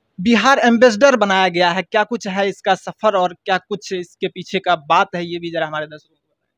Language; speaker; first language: Hindi; native; Hindi